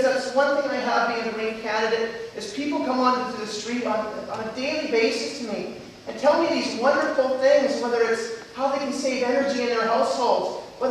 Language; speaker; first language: English; native; English